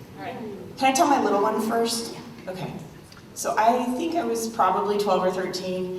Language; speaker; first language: English; native; English